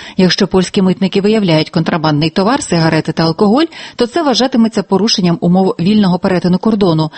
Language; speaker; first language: Ukrainian; native; Ukrainian